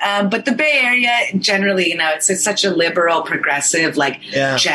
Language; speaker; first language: English; early bilingual, other home language; Persian